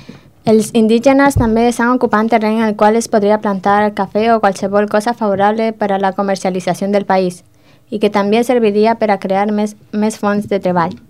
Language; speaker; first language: Catalan; non-native, learner; Spanish